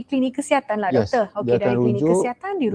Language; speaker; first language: Malay; native; Malay